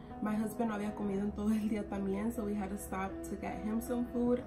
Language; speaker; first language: Spanish; early bilingual, heritage; Spanish